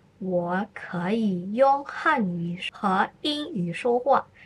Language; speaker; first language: Chinese; non-native, fluent; Indonesian